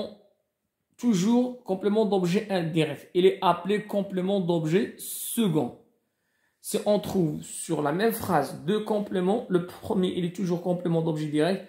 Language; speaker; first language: French; non-native, local second language; Arabic